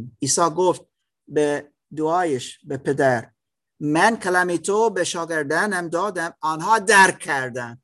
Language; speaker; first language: Persian; non-native, learner; German